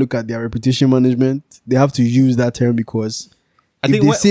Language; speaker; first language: English; non-native, local second language; Akan